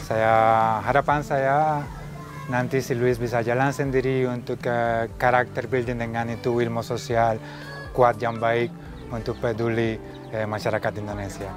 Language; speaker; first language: Indonesian; non-native, learner; Spanish